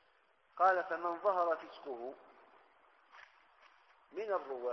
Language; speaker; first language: Arabic; native; Arabic